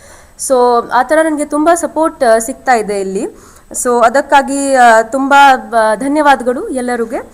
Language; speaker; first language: Kannada; non-native, fluent; Hindi